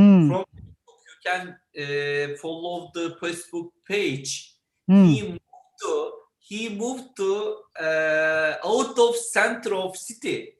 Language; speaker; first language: English; non-native, learner; Turkish